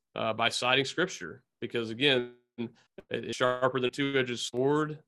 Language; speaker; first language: English; native; English